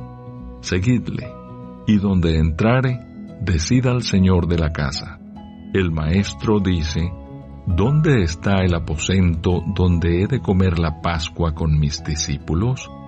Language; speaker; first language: Spanish; native; Spanish